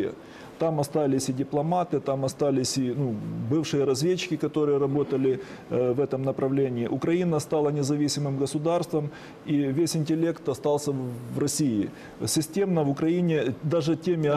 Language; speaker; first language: Russian; native; Russian